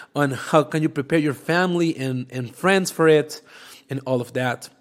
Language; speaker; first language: English; non-native, fluent; Spanish